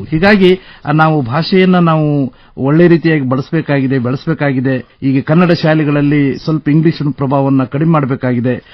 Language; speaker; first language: Kannada; native; Kannada